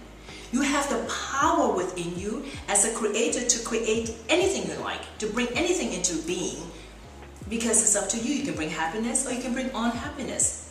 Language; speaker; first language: English; native; English